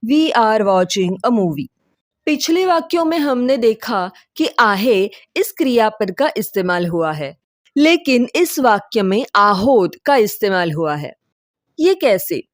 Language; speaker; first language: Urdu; non-native, local second language; Marathi